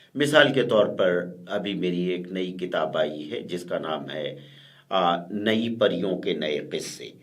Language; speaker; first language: Urdu; native; Urdu